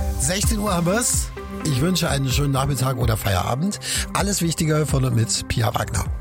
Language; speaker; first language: German; native; German